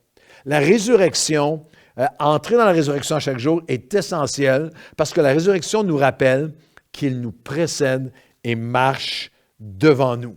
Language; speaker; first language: French; native; French